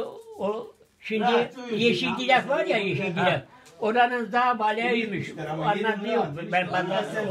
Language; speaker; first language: Turkish; native; Turkish